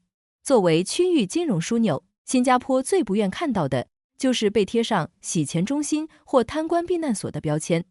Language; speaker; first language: Chinese; native; Chinese